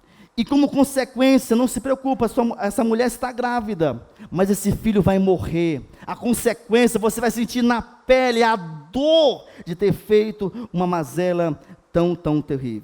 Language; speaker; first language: Portuguese; native; Portuguese